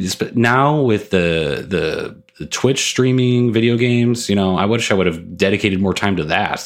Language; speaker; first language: English; native; English